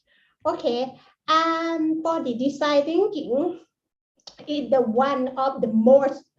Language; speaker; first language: English; non-native, learner; Thai